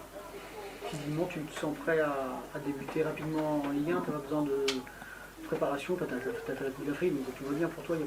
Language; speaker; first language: French; native; French